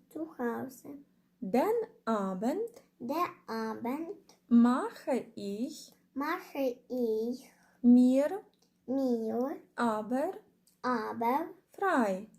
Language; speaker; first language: German; non-native, fluent; Ukrainian